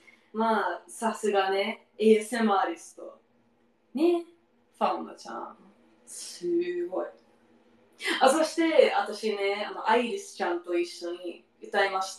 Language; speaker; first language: Japanese; non-native, learner; English